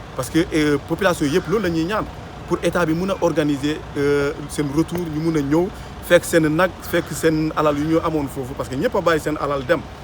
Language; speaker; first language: Wolof; non-native, local second language; Jola-Fonyi